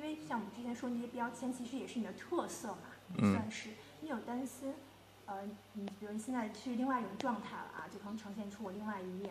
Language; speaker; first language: Chinese; native; Chinese